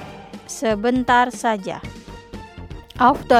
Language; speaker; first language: German; non-native, fluent; Indonesian